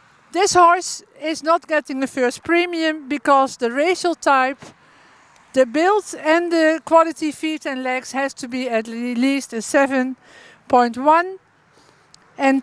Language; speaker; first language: English; non-native, fluent; Dutch